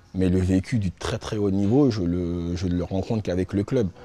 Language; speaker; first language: French; native; French